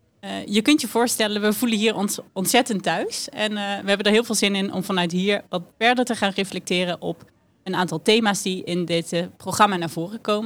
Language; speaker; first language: Dutch; native; Dutch